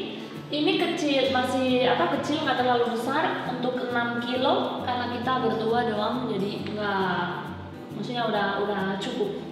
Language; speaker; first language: Indonesian; non-native, fluent; Spanish